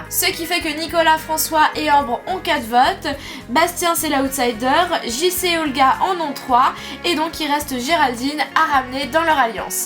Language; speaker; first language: French; native; French